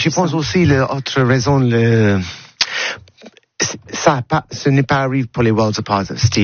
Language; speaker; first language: French; non-native, learner; English